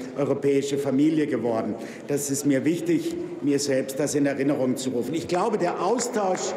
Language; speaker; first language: German; native; German